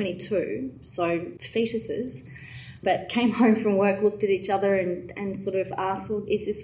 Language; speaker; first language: English; native; English